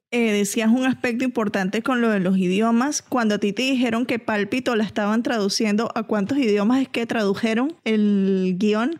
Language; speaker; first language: Spanish; native; Spanish